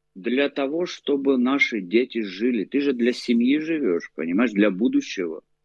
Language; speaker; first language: Russian; native; Russian